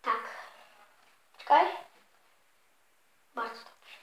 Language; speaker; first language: Polish; early bilingual, heritage; Polish